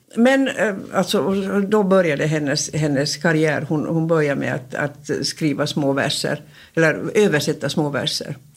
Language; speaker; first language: Swedish; native; Swedish